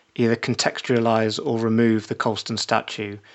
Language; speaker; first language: English; native; English